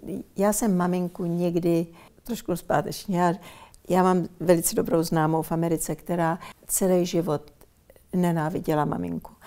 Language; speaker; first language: Czech; early bilingual, heritage; Czech